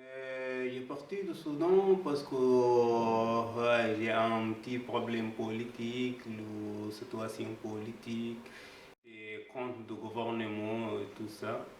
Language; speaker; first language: French; non-native, learner; Arabic